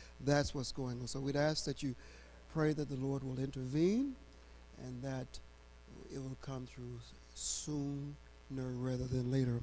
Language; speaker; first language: English; native; English